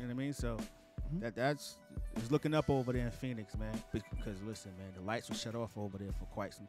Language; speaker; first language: English; native; English